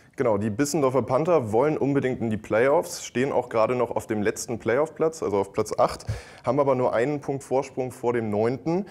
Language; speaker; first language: German; native; German